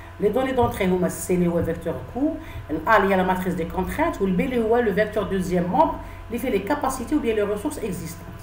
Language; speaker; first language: French; non-native, local second language; Arabic